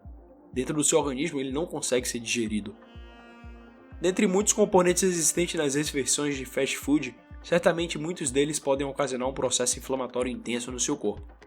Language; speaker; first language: Portuguese; native; Portuguese